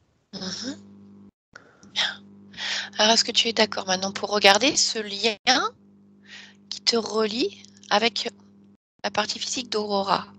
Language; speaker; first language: French; native; French